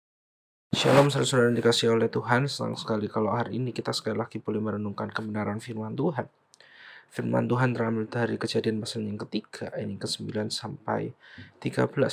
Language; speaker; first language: Indonesian; native; Indonesian